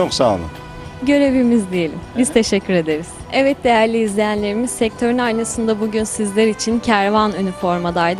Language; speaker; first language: Turkish; native; Turkish